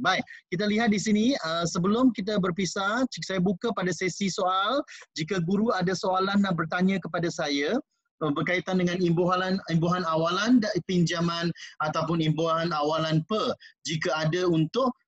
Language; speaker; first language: Malay; non-native, local second language; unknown